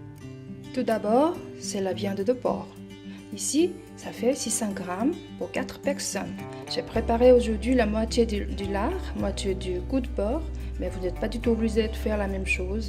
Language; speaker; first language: French; non-native, fluent; Korean